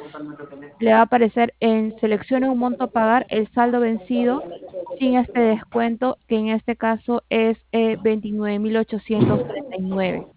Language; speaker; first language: Spanish; native; Spanish